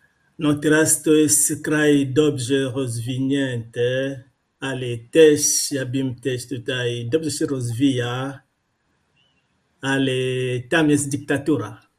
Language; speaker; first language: Polish; non-native, fluent; Lingala